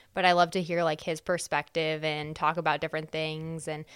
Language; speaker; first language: English; native; English